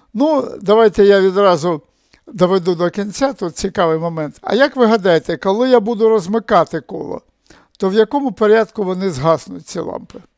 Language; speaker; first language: Ukrainian; native; Ukrainian